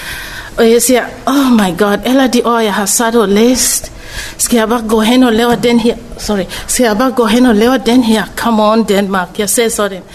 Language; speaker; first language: Danish; non-native, fluent; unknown